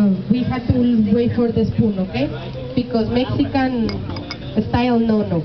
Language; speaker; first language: English; non-native, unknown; Spanish